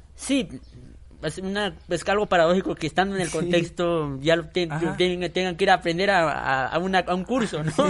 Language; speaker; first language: Spanish; non-native, local second language; Tzotzil